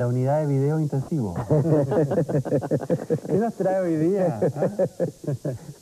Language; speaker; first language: Spanish; native; Spanish